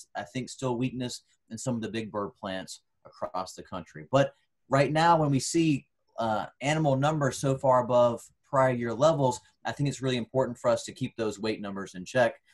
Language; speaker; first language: English; native; English